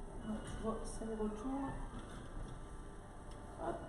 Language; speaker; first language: French; native; French